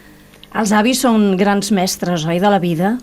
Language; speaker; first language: Catalan; native; Catalan